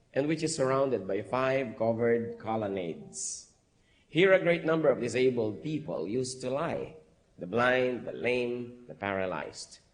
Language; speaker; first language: English; non-native, local second language; Filipino